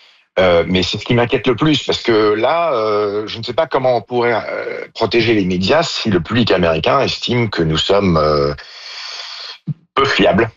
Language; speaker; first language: French; native; French